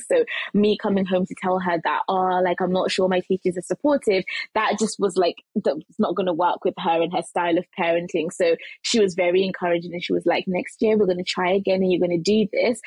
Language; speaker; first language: English; early bilingual, other home language; Shona